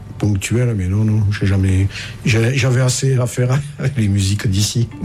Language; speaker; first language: French; native; French